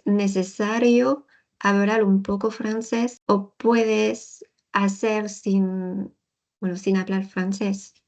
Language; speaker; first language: Spanish; non-native, learner; French